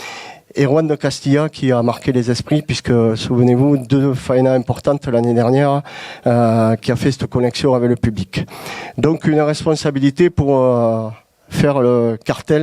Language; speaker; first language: French; native; French